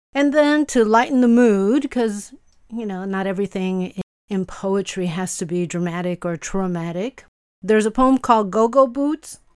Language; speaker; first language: English; early bilingual, other home language; Spanish